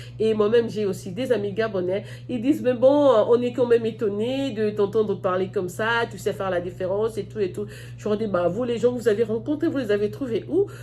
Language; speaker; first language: French; non-native, local second language; Lingala